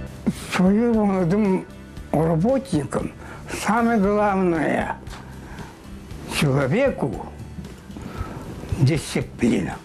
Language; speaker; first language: Russian; non-native, local second language; Yakut